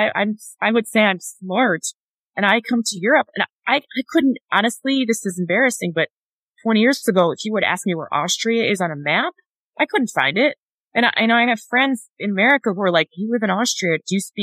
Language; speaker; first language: English; native; English